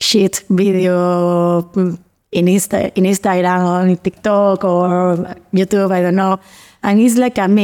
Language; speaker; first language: English; non-native, learner; Spanish